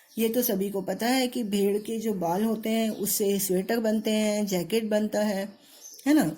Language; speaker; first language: Hindi; native; Hindi